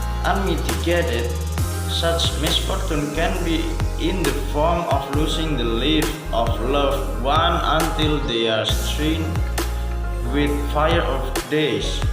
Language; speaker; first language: English; non-native, learner; Indonesian